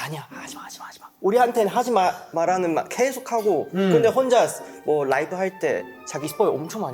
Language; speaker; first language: Korean; non-native, fluent; Chinese